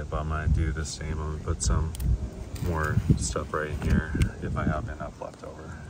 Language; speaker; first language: English; native; English